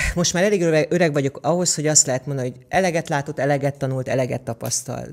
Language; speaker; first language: Hungarian; native; Hungarian